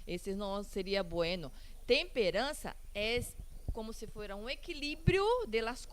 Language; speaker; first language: Portuguese; non-native, learner; Spanish